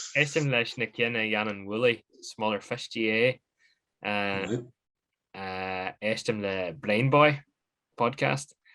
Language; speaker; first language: Irish; native; Irish